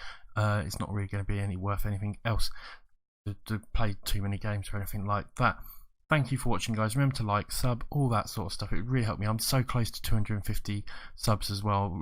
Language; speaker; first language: English; native; English